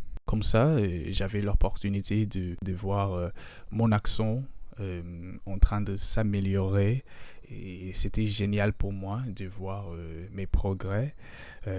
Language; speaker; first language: French; non-native, fluent; English